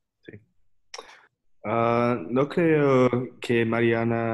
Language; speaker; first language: Spanish; non-native, learner; English